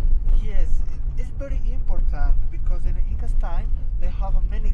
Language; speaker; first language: English; non-native, learner; Spanish